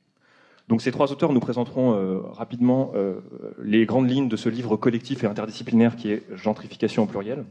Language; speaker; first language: French; native; French